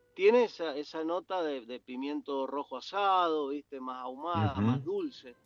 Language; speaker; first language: Spanish; native; Spanish